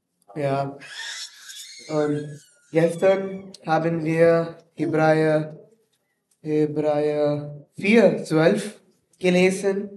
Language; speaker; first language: German; non-native, learner; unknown